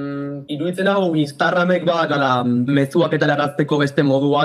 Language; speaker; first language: Basque; native; Basque